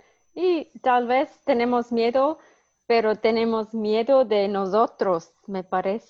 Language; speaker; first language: Spanish; non-native, learner; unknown